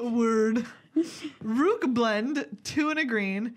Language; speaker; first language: English; native; English